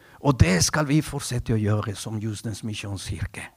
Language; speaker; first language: Norwegian; non-native, fluent; Spanish